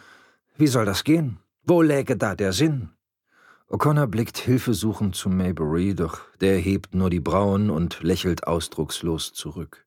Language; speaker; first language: German; native; German